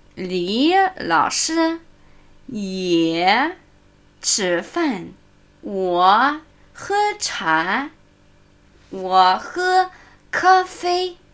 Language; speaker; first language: Chinese; non-native, fluent; German